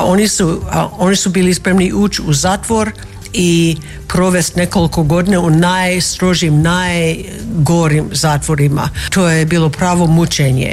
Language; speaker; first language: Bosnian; non-native, fluent; English